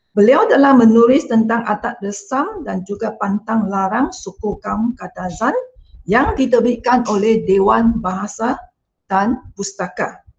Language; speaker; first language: Malay; non-native, local second language; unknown